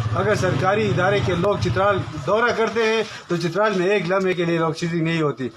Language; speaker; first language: Urdu; non-native, local second language; Khowar